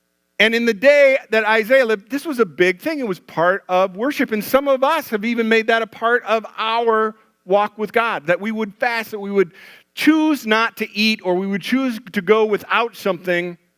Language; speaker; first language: English; native; English